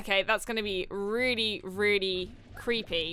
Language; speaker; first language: English; native; English